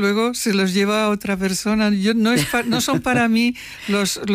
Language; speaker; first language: Spanish; non-native, local second language; Catalan